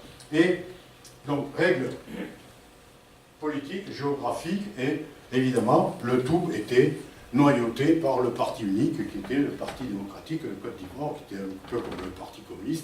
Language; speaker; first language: French; native; French